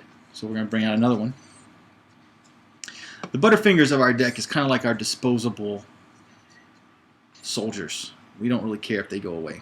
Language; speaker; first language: English; native; English